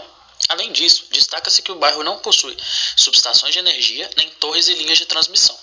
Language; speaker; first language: Portuguese; native; Portuguese